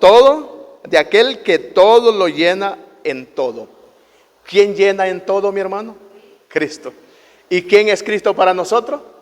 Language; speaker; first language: Spanish; native; Spanish